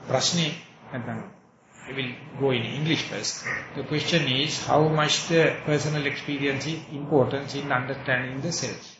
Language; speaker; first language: English; non-native, local second language; Sinhala